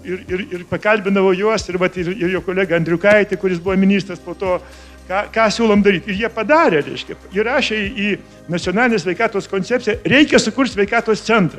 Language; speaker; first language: Lithuanian; native; Lithuanian